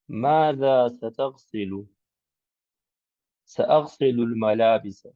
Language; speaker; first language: Arabic; non-native, learner; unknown